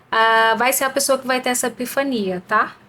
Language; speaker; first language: Portuguese; native; Portuguese